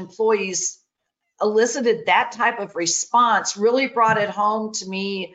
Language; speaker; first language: English; native; English